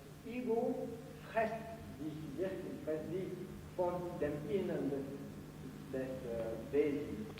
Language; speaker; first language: German; non-native, fluent; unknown